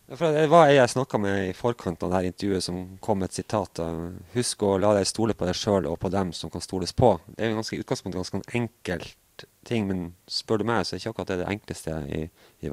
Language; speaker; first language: Norwegian; native; Norwegian